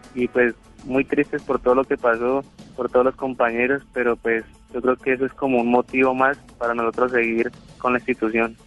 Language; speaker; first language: Spanish; native; Spanish